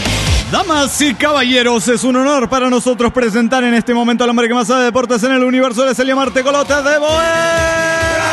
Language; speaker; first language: Spanish; native; Spanish